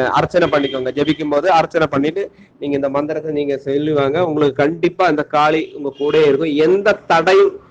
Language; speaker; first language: Tamil; non-native, local second language; Malayalam